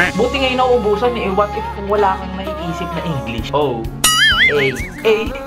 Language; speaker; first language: Filipino; native; Filipino